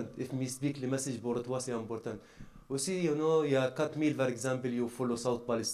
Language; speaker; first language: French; non-native, learner; Arabic